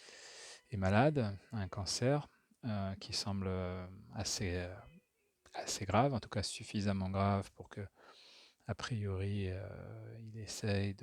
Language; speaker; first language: French; native; French